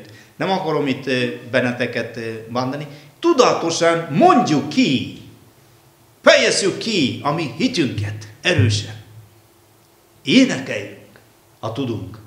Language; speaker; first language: Hungarian; non-native, fluent; Malayalam